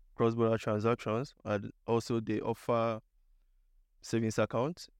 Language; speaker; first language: English; non-native, local second language; Igbo